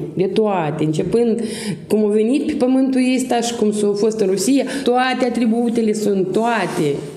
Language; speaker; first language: Romanian; non-native, local second language; Russian